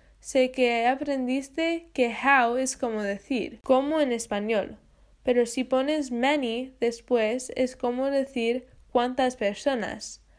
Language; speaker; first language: Spanish; non-native, learner; English